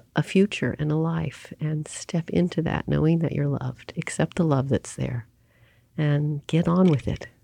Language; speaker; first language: English; native; English